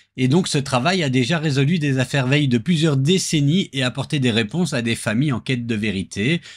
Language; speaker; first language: French; native; French